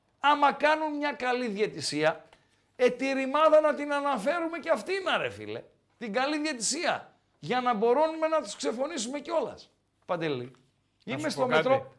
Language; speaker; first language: Greek; native; Greek